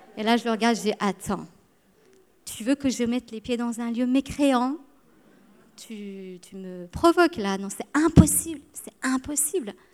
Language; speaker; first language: French; early bilingual, other home language; Persian